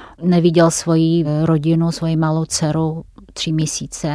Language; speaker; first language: Czech; non-native, fluent; Russian